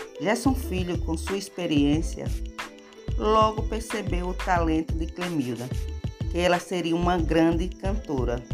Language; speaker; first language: Portuguese; native; Portuguese